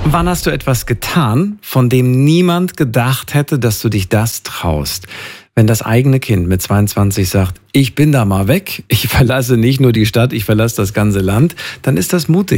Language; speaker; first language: German; native; German